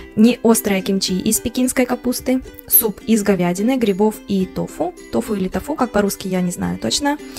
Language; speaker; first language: Russian; native; Russian